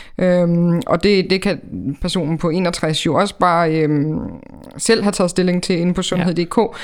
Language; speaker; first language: Danish; native; Danish